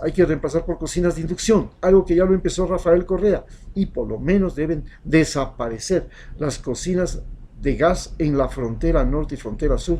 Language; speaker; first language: Spanish; native; Spanish